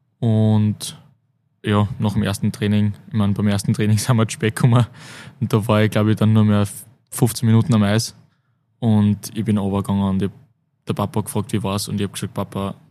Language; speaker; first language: German; native; German